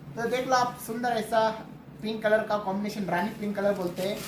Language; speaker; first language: Hindi; non-native, local second language; Marathi